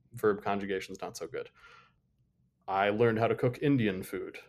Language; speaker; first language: English; native; English